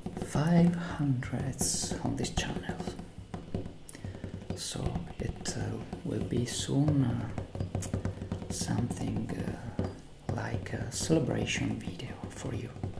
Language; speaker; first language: English; non-native, fluent; Italian